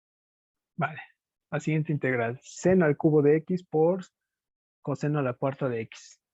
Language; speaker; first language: Spanish; native; Spanish